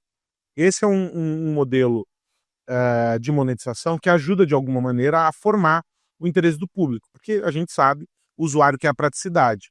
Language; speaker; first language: Portuguese; native; Portuguese